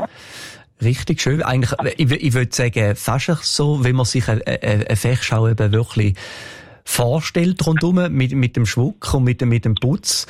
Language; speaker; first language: German; native; German